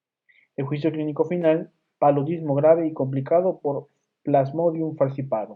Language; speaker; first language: Spanish; native; Spanish